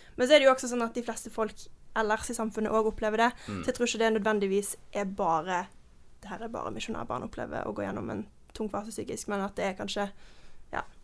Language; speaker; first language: Norwegian; early bilingual, heritage; Norwegian